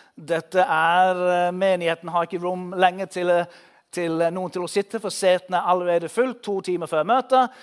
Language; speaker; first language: Norwegian; non-native, fluent; English